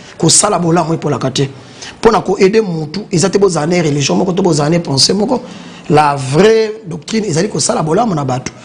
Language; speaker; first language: Lingala; non-native, local second language; Kongo